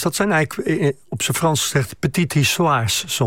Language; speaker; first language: Dutch; native; Dutch